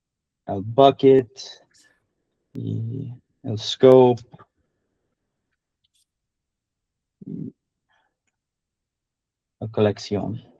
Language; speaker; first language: Spanish; non-native, learner; English